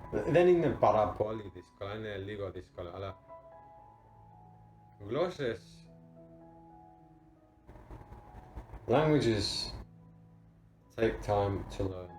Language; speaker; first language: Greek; non-native, learner; English